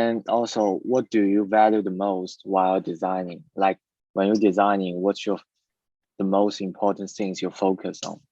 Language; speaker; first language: English; non-native, learner; Chinese